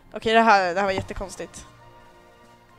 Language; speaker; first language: Swedish; native; Swedish